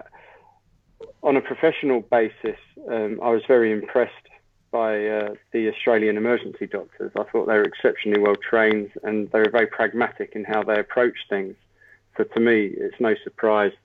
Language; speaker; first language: English; native; English